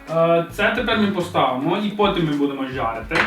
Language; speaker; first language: Ukrainian; non-native, learner; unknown